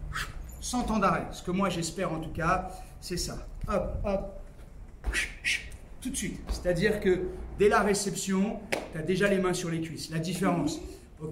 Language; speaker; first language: French; native; French